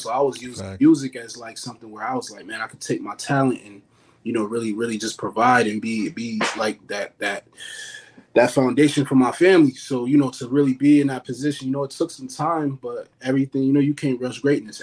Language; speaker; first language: English; native; English